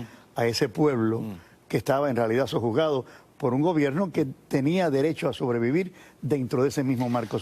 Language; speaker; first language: Spanish; native; Spanish